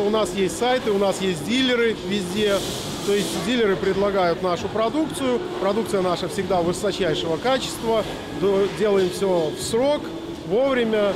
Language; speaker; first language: Russian; native; Russian